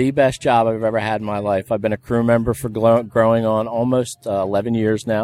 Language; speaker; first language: English; native; English